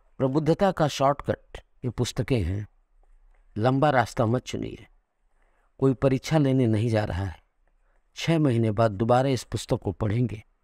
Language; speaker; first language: Hindi; non-native, local second language; Kannada